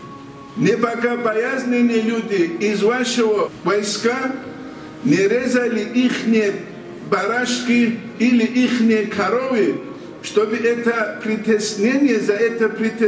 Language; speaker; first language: Russian; non-native, local second language; Avaric